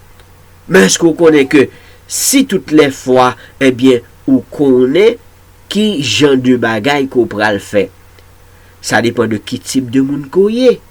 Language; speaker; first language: French; non-native, local second language; Haitian Creole